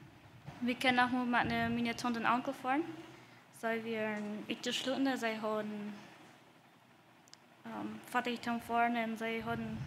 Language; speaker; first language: German; non-native, learner; Plautdietsch